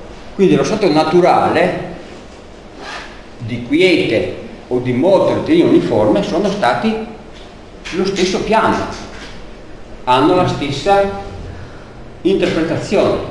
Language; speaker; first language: Italian; native; Italian